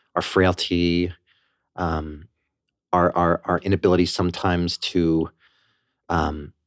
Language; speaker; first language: English; native; English